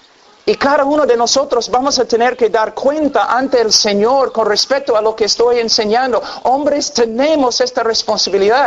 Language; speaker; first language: Spanish; non-native, fluent; English